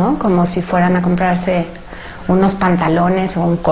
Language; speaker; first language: Spanish; native; Spanish